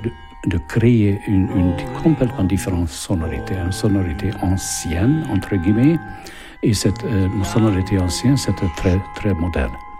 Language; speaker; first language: French; non-native, fluent; Hungarian